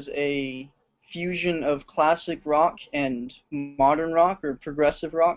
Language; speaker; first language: English; native; English